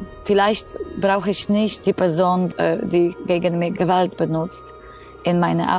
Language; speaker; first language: German; non-native, fluent; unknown